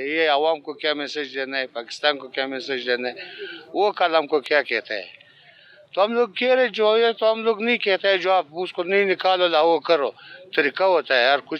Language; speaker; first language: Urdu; non-native, local second language; Pashto